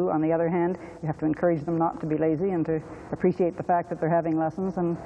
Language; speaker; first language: English; native; English